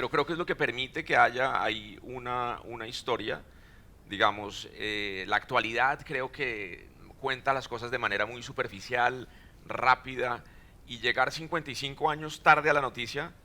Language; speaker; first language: Spanish; native; Spanish